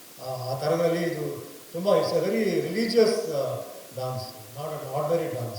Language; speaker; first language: Kannada; non-native, fluent; Tulu